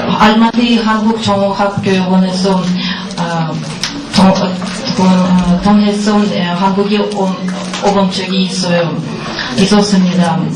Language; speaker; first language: Korean; non-native, learner; Russian